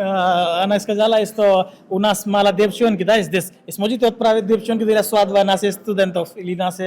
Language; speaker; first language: Russian; non-native, learner; Hindi